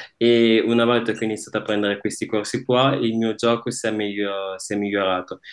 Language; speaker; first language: Italian; early bilingual, other home language; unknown